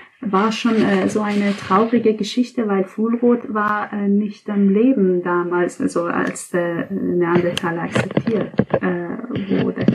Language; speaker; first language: German; non-native, fluent; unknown